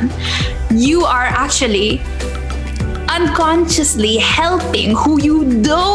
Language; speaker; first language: English; non-native, local second language; Filipino